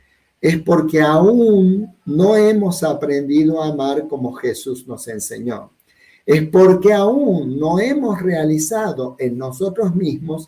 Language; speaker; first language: Spanish; native; Spanish